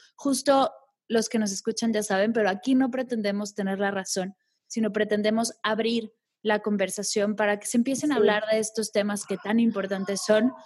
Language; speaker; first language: Spanish; native; Spanish